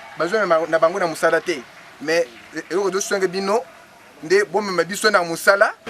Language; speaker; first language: Lingala; non-native, local second language; Luba-Lulua